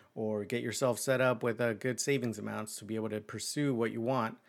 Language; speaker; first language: English; early bilingual, other home language; Spanish